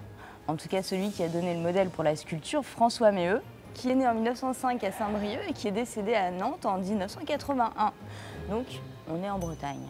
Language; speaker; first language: French; native; French